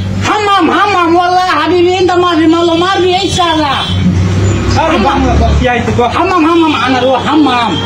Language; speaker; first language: Arabic; non-native, learner; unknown